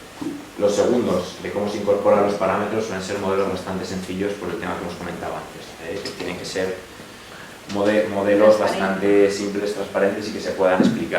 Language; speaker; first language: Spanish; native; Spanish